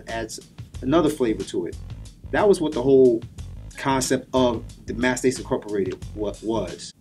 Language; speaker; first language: English; native; English